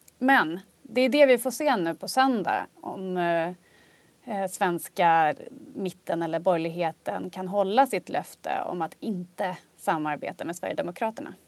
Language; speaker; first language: Swedish; native; Swedish